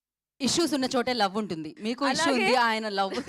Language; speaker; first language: Telugu; native; Telugu